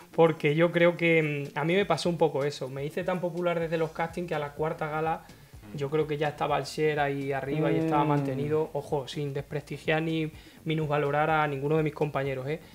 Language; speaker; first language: Spanish; native; Spanish